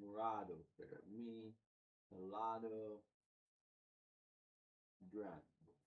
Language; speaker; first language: Spanish; non-native, learner; English